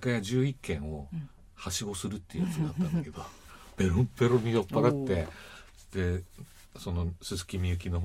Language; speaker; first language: Japanese; native; Japanese